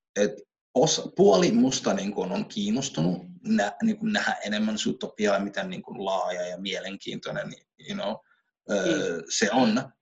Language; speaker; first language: Finnish; early bilingual, other home language; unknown